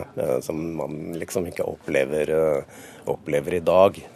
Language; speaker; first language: Norwegian; native; Norwegian